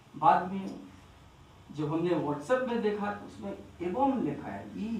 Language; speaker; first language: Hindi; non-native, local second language; Bangla